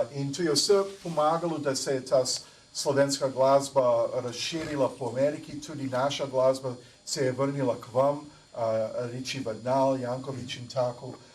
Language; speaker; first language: Slovenian; early bilingual, heritage; English